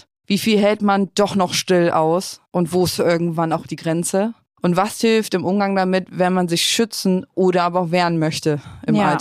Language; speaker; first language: German; native; German